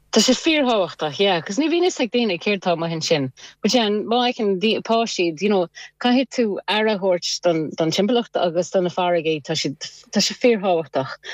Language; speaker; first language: Irish; non-native, local second language; English